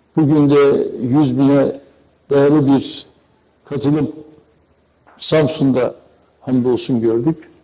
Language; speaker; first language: Turkish; native; Turkish